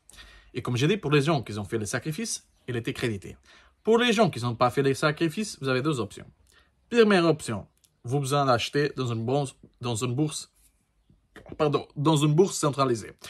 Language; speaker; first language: French; non-native, learner; Portuguese